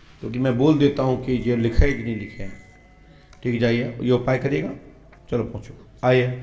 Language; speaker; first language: Hindi; native; Hindi